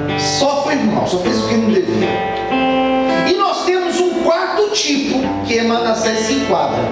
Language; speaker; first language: Portuguese; native; Portuguese